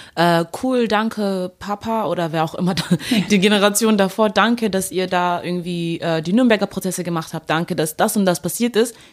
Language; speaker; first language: German; native; German